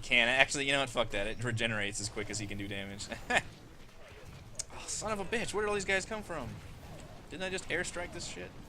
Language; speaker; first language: English; native; English